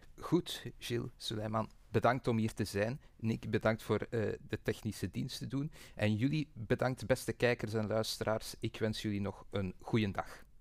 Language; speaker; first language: Dutch; native; Dutch